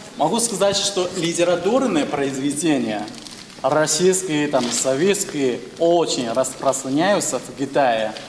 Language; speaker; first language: Russian; non-native, fluent; Chinese